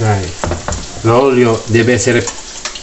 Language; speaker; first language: Italian; non-native, learner; Filipino